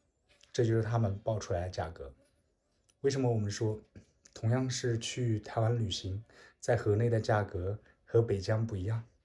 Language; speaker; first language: Chinese; native; Chinese